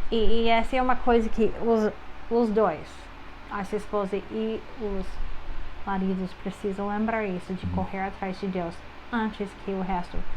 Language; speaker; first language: Portuguese; non-native, fluent; English